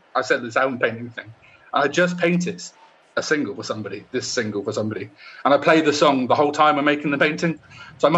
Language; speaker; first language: English; native; English